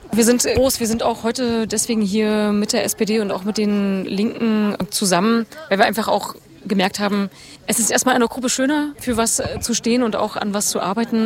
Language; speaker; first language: German; native; German